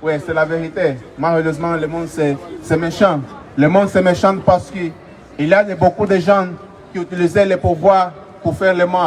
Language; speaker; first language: French; non-native, learner; Portuguese